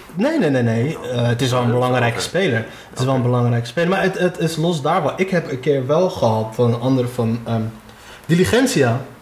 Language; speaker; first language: Dutch; early bilingual, other home language; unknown